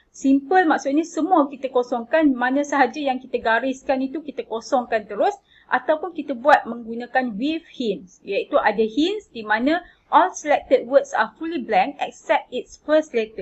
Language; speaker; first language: Malay; native; Malay